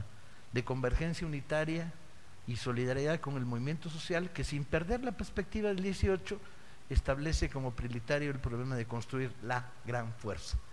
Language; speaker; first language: Spanish; native; Spanish